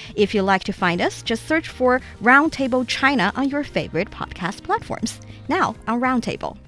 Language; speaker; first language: English; non-native, fluent; Chinese